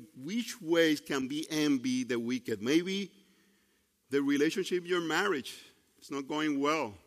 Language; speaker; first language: English; non-native, fluent; Spanish